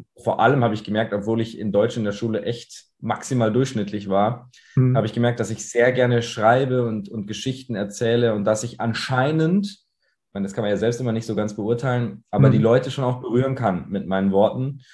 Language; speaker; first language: German; early bilingual, other home language; English